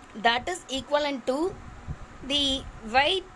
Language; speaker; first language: English; non-native, local second language; Tamil